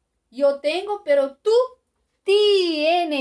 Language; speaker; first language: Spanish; non-native, fluent; Portuguese